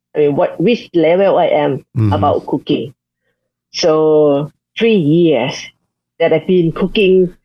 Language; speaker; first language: English; non-native, fluent; Thai